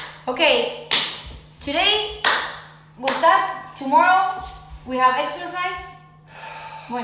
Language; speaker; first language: English; non-native, fluent; Spanish